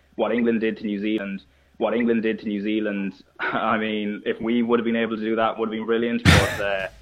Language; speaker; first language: English; native; English